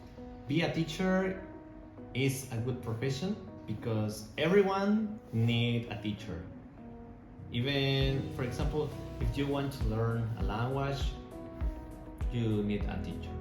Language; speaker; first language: English; non-native, learner; Spanish